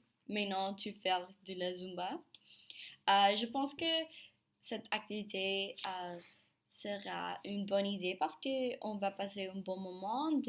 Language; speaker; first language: French; non-native, learner; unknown